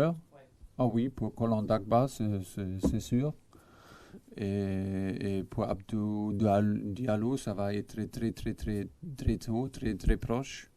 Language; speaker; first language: French; non-native, fluent; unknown